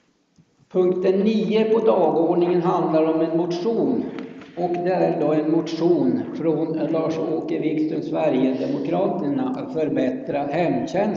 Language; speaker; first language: Swedish; native; Swedish